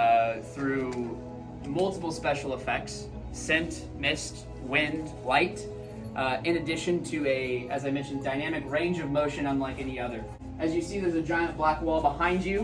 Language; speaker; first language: English; native; English